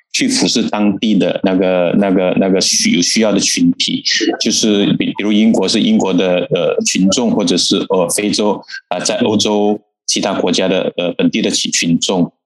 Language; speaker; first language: Chinese; native; Chinese